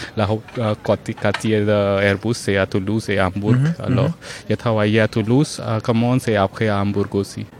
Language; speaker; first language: French; non-native, fluent; Hindi